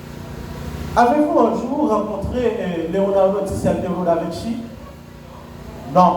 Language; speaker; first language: French; non-native, local second language; Haitian Creole